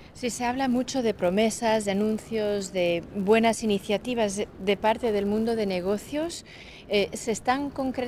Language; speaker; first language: Spanish; native; Spanish